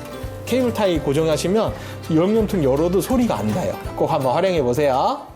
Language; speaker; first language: Korean; native; Korean